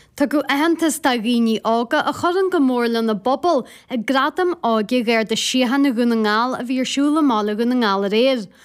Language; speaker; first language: Irish; native; Irish